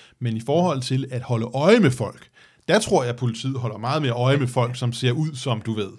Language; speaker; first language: Danish; native; Danish